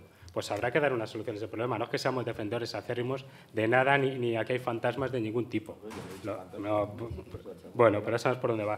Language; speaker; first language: Spanish; native; Spanish